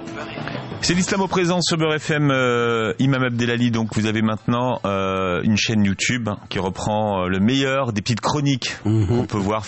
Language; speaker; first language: French; native; French